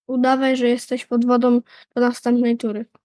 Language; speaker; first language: Polish; native; Polish